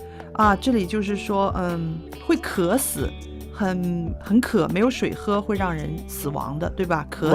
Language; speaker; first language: Chinese; native; Chinese